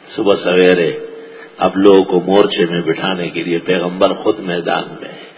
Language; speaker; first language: Urdu; non-native, local second language; Pashto